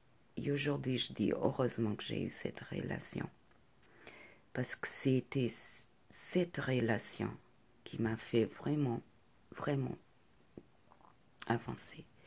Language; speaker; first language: French; non-native, fluent; Portuguese